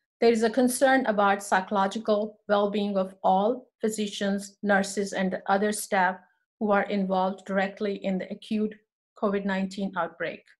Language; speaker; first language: English; non-native, local second language; Urdu